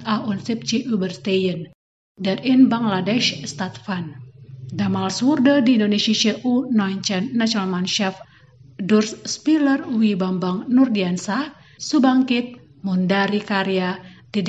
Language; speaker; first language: German; non-native, fluent; Indonesian